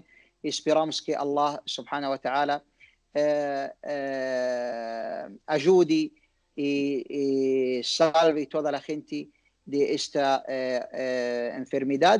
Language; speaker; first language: Spanish; non-native, learner; Arabic